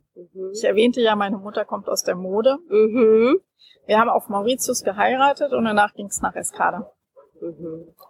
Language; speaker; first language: German; native; German